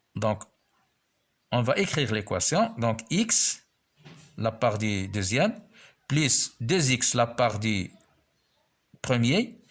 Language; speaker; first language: French; non-native, local second language; Arabic